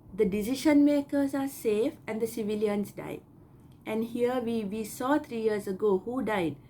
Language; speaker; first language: English; non-native, local second language; Sinhala